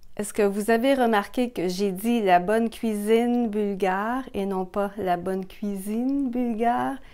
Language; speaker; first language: French; native; French